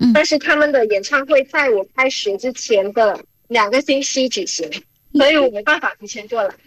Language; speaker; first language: Chinese; early bilingual, heritage; Chinese